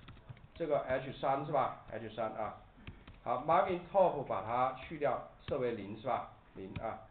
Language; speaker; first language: Chinese; native; Chinese